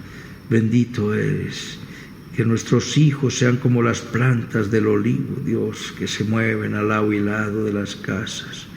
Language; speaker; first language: Spanish; native; Spanish